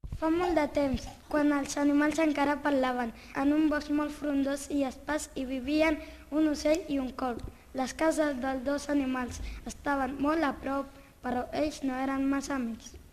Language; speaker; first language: Catalan; early bilingual, other home language; Urdu